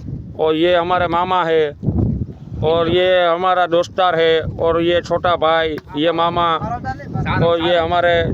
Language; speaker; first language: Hindi; non-native, local second language; Gujarati